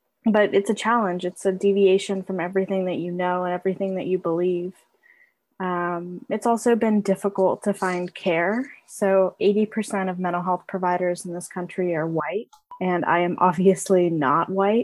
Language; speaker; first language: English; native; English